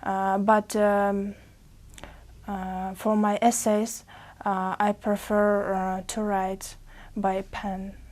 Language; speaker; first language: English; non-native, learner; Uzbek